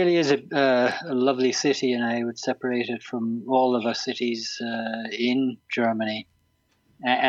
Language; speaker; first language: English; native; English